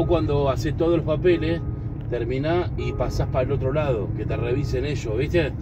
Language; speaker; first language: Spanish; native; Spanish